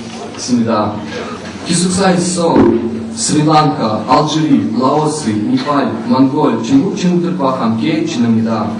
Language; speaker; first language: Korean; non-native, learner; Russian